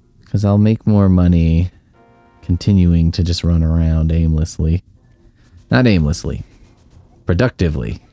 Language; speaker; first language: English; native; English